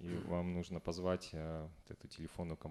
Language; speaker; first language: Russian; native; Russian